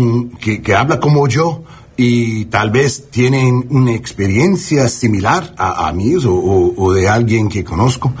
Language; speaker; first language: Spanish; non-native, learner; English